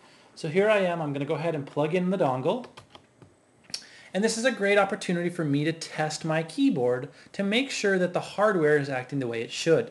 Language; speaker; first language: English; native; English